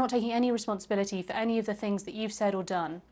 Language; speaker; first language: English; native; English